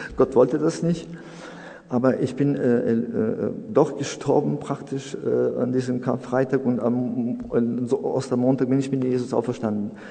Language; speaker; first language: German; non-native, fluent; Serbian